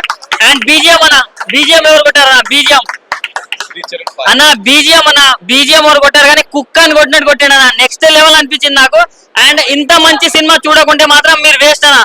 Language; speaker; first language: Telugu; native; Telugu